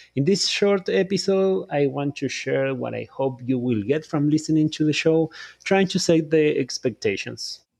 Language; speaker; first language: English; non-native, fluent; Spanish